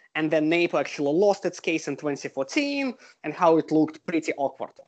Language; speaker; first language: English; non-native, fluent; Russian